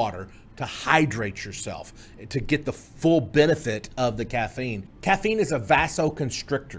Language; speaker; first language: English; native; English